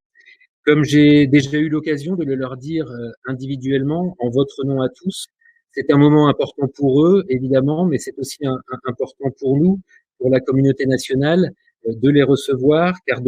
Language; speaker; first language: French; native; French